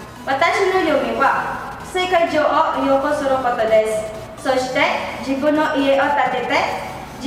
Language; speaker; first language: Japanese; non-native, learner; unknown